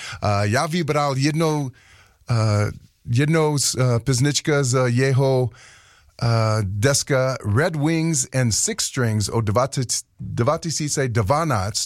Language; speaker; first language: Czech; non-native, learner; English